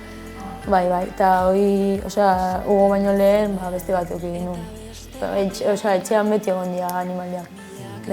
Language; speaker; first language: Basque; non-native, local second language; Spanish